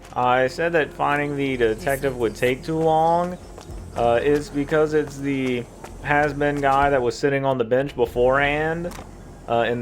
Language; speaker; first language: English; native; English